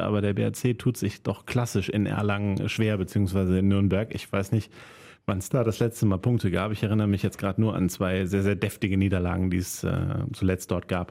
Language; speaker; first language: German; native; German